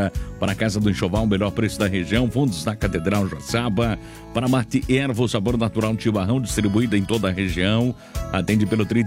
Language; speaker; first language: Portuguese; native; Portuguese